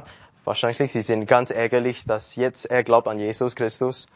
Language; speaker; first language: German; non-native, learner; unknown